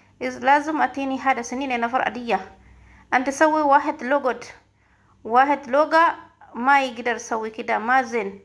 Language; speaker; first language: Arabic; non-native, learner; Oromo